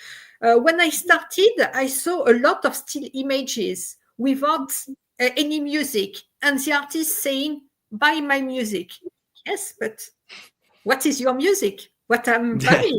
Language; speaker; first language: English; non-native, fluent; French